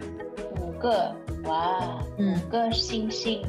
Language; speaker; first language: Chinese; non-native, learner; English